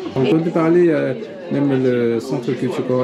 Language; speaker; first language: French; non-native, learner; Korean